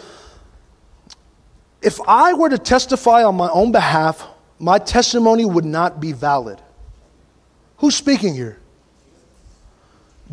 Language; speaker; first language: English; native; English